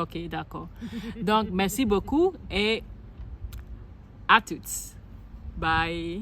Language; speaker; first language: French; non-native, learner; Akan